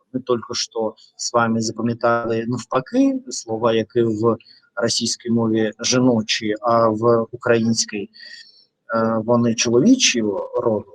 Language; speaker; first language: Ukrainian; non-native, local second language; Russian